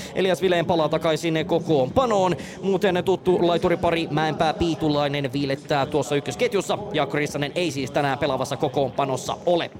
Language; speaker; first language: Finnish; native; Finnish